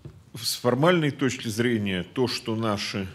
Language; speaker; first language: Russian; native; Russian